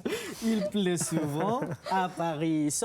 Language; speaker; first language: French; non-native, fluent; Malay